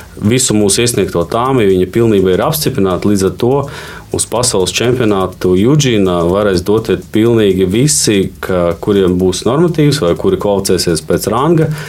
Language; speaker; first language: Latvian; non-native, local second language; Russian